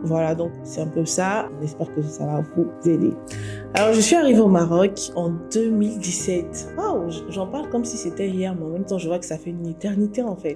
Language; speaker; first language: French; native; French